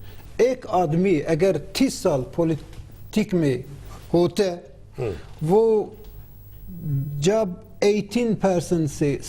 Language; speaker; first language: Hindi; non-native, learner; Turkish